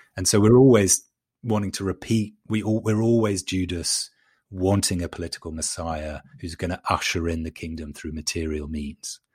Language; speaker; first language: English; native; English